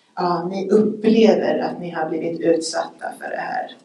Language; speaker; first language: Swedish; native; Swedish